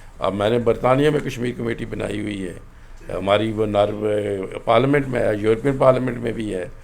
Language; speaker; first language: Urdu; non-native, local second language; Pahari-Potwari